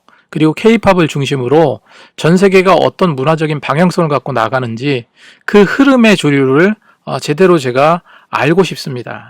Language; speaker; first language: Korean; native; Korean